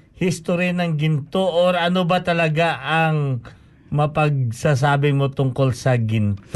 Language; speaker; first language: Filipino; non-native, local second language; Cebuano